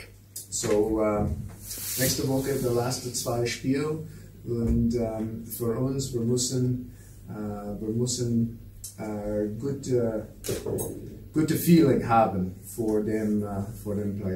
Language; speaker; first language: German; non-native, learner; English